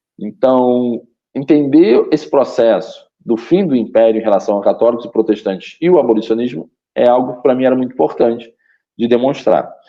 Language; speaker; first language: Portuguese; native; Portuguese